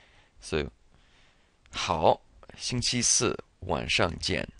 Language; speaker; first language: Chinese; non-native, fluent; English